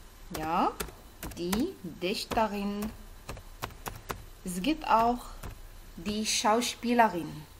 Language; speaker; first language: German; non-native, learner; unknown